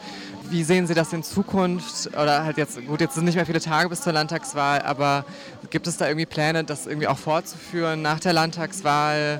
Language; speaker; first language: German; native; German